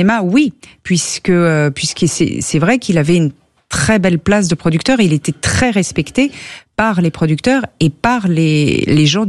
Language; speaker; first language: French; native; French